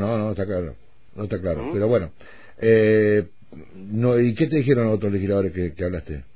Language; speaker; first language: Spanish; native; Spanish